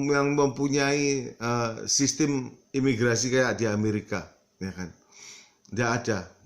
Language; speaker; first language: Indonesian; early bilingual, heritage; Indonesian